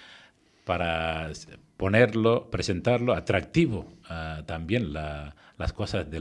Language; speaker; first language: Spanish; non-native, fluent; Tamil